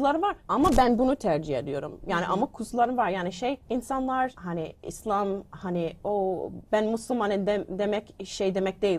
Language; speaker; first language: Turkish; non-native, learner; English